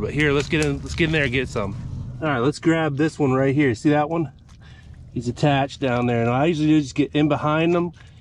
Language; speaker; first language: English; native; English